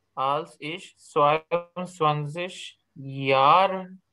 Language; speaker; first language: German; non-native, learner; Urdu